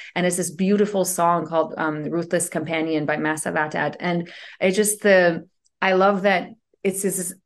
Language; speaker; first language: English; early bilingual, other home language; Persian